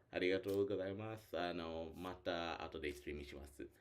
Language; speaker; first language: Japanese; non-native, learner; English